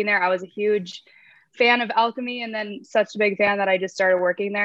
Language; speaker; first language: English; native; English